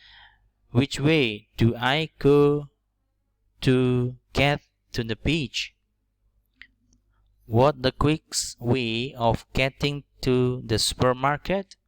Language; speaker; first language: English; non-native, learner; Indonesian